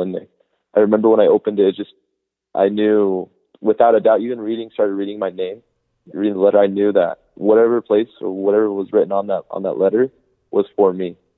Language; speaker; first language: English; native; English